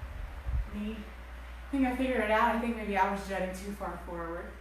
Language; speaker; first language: English; native; English